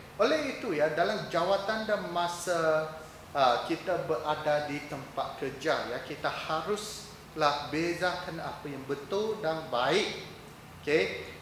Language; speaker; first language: Malay; non-native, local second language; Chinese